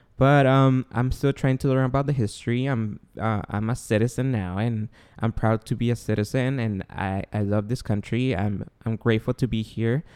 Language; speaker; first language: English; non-native, fluent; Spanish